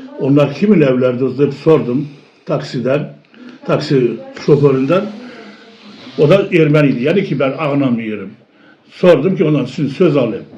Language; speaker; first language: Turkish; early bilingual, heritage; Turkish